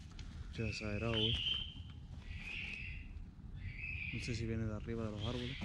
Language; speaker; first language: Spanish; native; Spanish